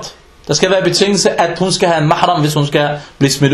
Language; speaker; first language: Danish; non-native, fluent; Arabic